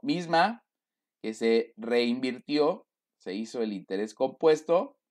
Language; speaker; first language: Spanish; native; Spanish